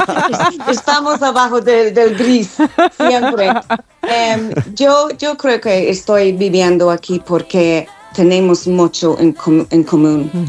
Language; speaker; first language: Spanish; non-native, fluent; English